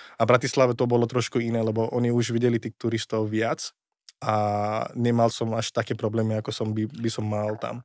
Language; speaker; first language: Slovak; non-native, fluent; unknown